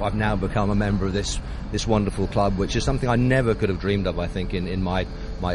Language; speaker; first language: English; native; English